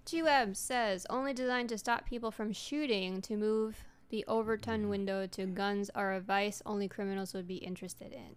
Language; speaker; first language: English; early bilingual, other home language; Spanish